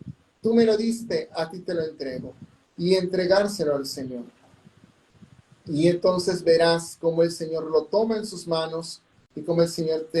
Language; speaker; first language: Spanish; native; Spanish